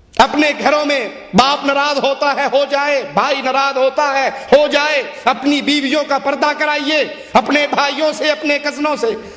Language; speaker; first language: Urdu; non-native, local second language; Punjabi